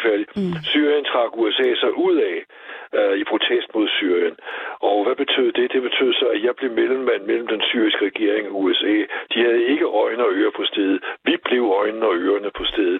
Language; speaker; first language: Danish; native; Danish